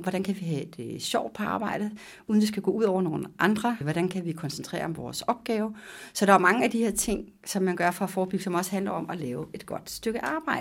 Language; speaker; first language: Danish; native; Danish